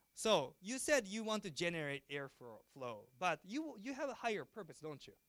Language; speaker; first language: English; non-native, fluent; Japanese